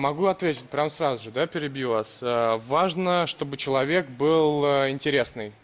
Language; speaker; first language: Russian; native; Russian